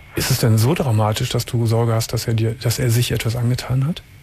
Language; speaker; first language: German; native; German